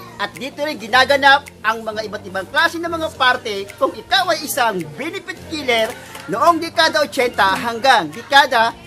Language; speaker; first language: Filipino; native; Filipino